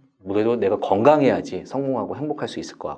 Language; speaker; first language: Korean; native; Korean